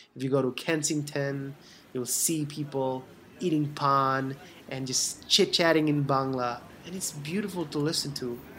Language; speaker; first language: English; non-native, fluent; Bangla